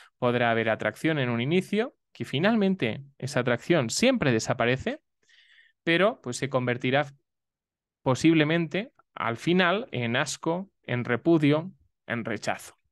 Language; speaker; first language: Spanish; native; Spanish